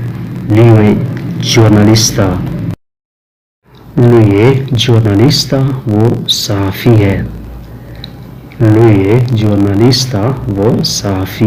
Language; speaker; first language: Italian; non-native, fluent; Urdu